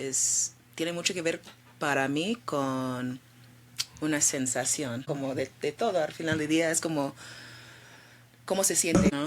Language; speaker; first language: Spanish; early bilingual, heritage; Spanish